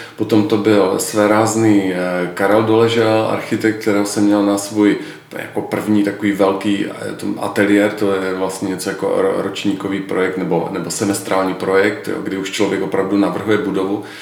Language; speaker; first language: Czech; native; Czech